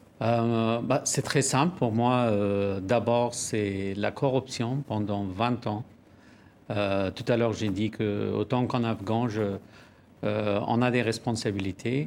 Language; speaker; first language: French; non-native, fluent; Persian